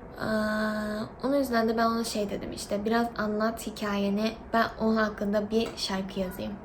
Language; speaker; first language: Turkish; non-native, fluent; Korean